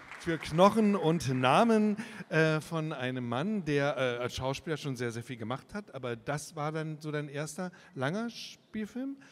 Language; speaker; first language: German; native; German